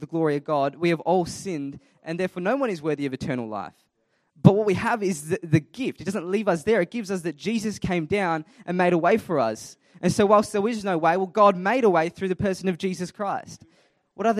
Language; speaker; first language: English; native; English